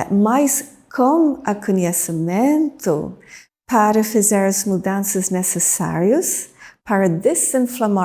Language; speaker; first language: Portuguese; non-native, fluent; English